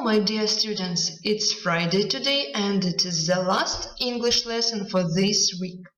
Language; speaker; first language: English; non-native, fluent; Ukrainian